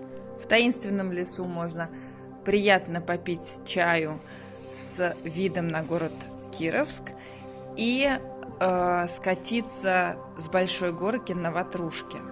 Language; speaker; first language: Russian; native; Russian